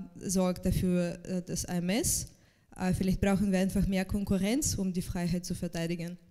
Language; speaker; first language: German; non-native, fluent; Russian